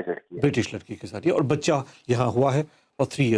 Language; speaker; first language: Hindi; early bilingual, heritage; Hindi